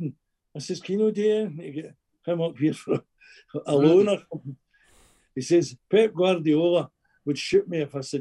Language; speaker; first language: English; native; English